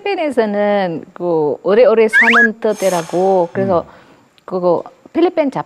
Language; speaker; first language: Korean; non-native, learner; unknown